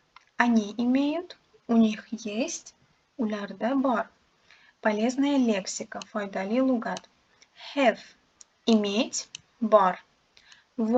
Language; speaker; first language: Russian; non-native, local second language; Uzbek